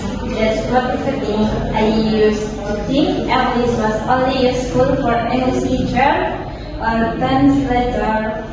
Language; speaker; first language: English; non-native, learner; Indonesian